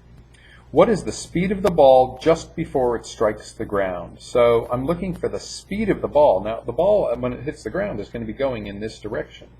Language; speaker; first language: English; native; English